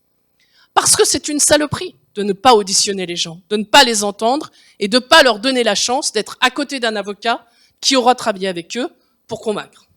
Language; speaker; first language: French; native; French